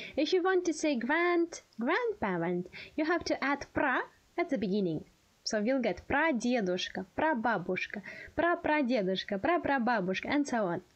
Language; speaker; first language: English; non-native, fluent; Russian